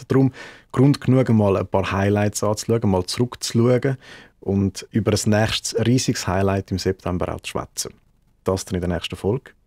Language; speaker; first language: German; native; German